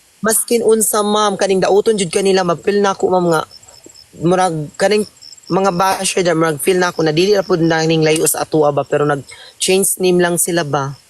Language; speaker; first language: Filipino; non-native, local second language; Cebuano